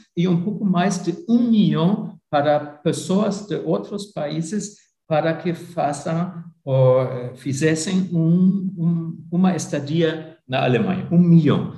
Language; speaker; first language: Portuguese; non-native, fluent; German